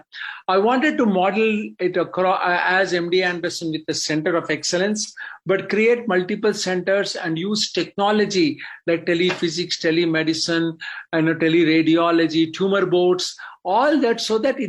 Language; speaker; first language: English; non-native, local second language; Kannada